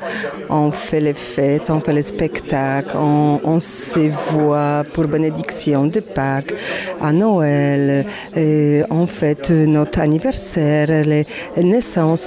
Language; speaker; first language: French; non-native, learner; Polish